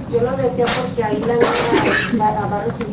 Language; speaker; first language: Spanish; native; Spanish